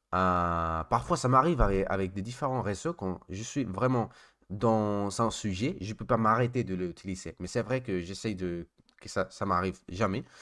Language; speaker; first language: French; non-native, learner; Spanish